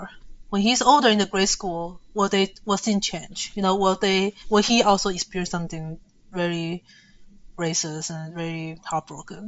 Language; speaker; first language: English; early bilingual, other home language; Chinese